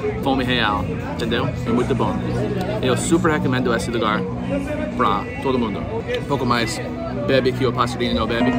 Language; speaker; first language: Portuguese; non-native, fluent; English